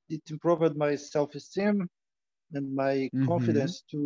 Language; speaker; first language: English; non-native, learner; Portuguese